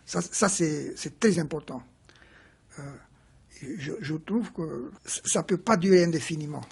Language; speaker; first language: French; non-native, fluent; Romanian